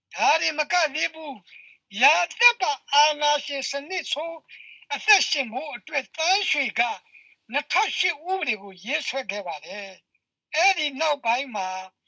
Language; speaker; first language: Burmese; non-native, local second language; S'gaw Karen